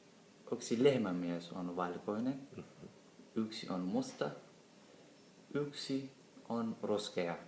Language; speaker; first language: Finnish; non-native, learner; Somali